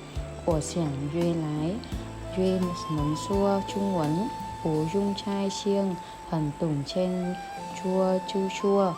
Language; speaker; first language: Chinese; non-native, learner; Vietnamese